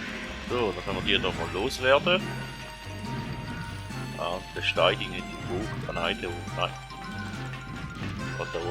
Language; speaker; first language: German; native; German